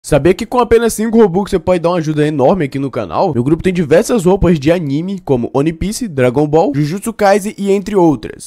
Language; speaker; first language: Portuguese; native; Portuguese